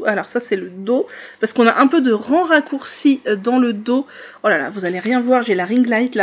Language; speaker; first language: French; native; French